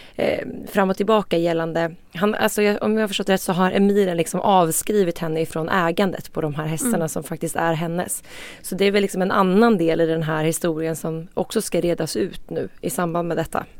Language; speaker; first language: Swedish; native; Swedish